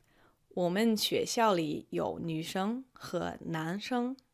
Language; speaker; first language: Chinese; non-native, fluent; English